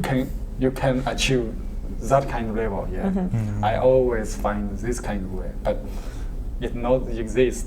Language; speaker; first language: English; non-native, learner; Chinese